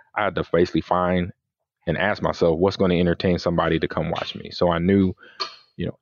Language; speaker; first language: English; native; English